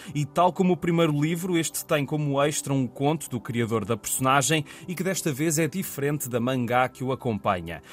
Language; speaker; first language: Portuguese; native; Portuguese